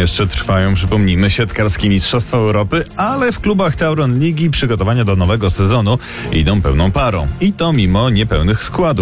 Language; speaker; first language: Polish; native; Polish